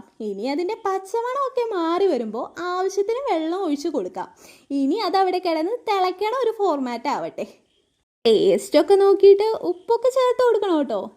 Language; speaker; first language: Malayalam; native; Malayalam